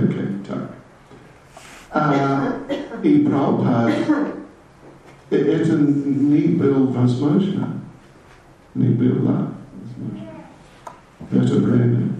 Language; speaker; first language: Russian; non-native, learner; English